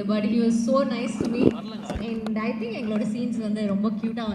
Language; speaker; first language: Tamil; native; Tamil